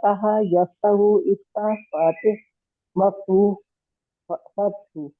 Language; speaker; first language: Arabic; non-native, learner; Urdu